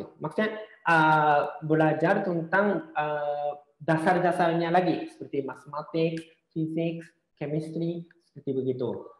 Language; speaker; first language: Indonesian; non-native, fluent; Japanese